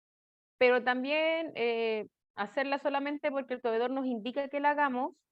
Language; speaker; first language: Spanish; native; Spanish